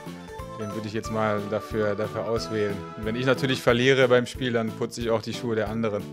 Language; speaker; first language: German; native; German